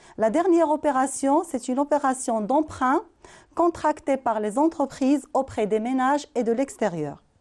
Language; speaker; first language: French; non-native, local second language; Arabic